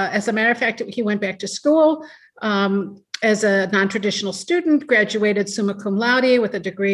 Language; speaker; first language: English; native; English